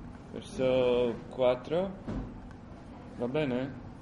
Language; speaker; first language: Italian; non-native, learner; English